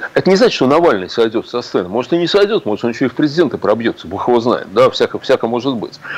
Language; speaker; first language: Russian; native; Russian